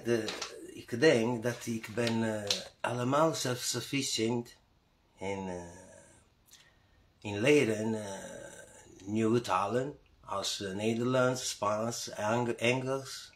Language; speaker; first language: Dutch; non-native, learner; Italian